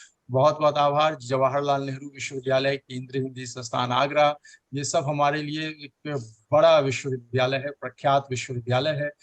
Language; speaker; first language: Hindi; native; Hindi